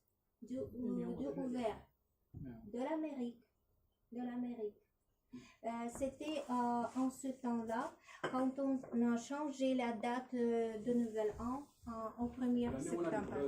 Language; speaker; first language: French; non-native, learner; Russian